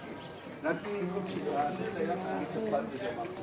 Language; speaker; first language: Indonesian; non-native, learner; Hebrew